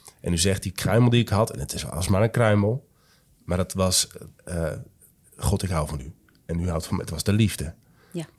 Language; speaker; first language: Dutch; native; Dutch